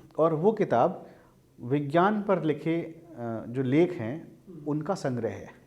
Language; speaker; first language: Hindi; native; Hindi